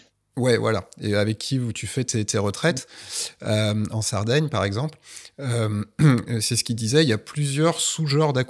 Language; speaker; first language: French; native; French